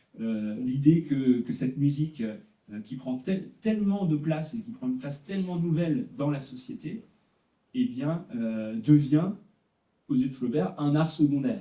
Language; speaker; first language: French; native; French